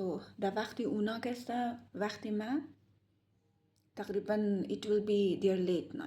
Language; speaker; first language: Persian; early bilingual, heritage; Persian